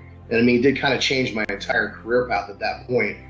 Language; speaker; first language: English; native; English